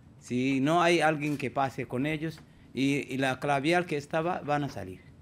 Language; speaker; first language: Spanish; non-native, learner; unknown